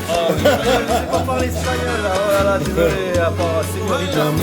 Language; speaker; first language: French; native; French